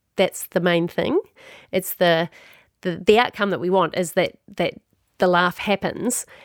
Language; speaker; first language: English; native; English